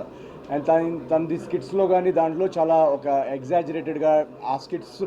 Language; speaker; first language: Telugu; native; Telugu